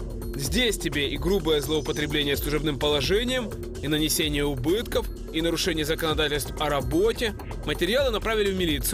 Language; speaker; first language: Russian; non-native, local second language; Ukrainian